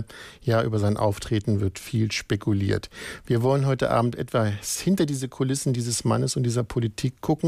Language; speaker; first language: German; native; German